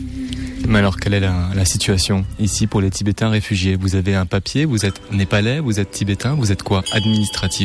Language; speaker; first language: French; native; French